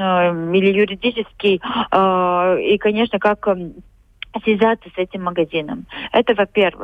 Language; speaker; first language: Russian; non-native, local second language; Latvian